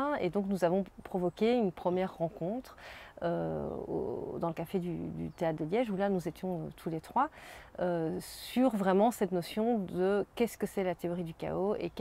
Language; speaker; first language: French; native; French